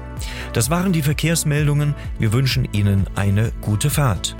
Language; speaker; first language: German; native; German